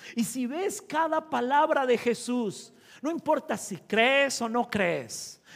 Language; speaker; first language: Spanish; native; Spanish